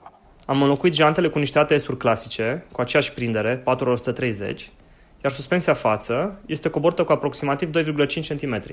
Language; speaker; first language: Romanian; native; Romanian